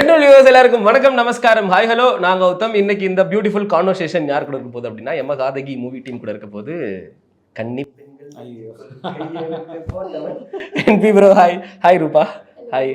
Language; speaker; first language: Tamil; native; Tamil